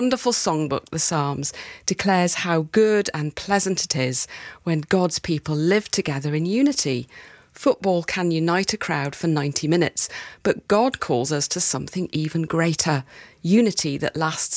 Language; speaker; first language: English; native; English